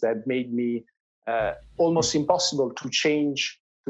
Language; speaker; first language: English; non-native, fluent; Italian